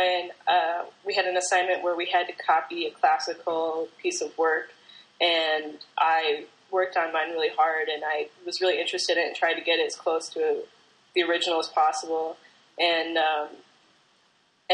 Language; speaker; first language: English; native; English